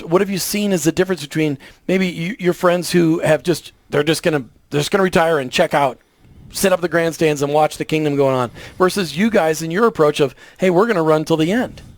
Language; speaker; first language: English; native; English